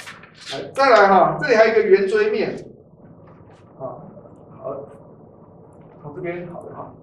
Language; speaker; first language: Chinese; native; Chinese